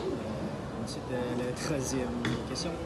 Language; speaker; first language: French; non-native, learner; Indonesian